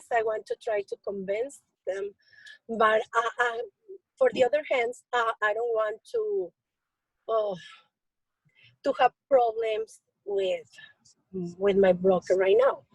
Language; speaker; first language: English; non-native, learner; Spanish